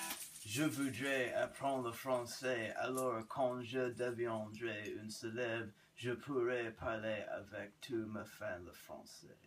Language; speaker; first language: French; non-native, learner; English